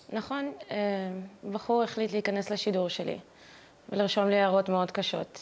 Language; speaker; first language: Hebrew; native; Hebrew